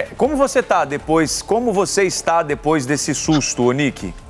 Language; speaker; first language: Portuguese; native; Portuguese